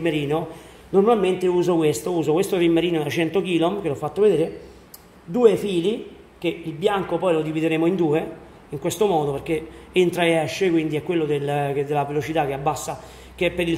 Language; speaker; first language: Italian; native; Italian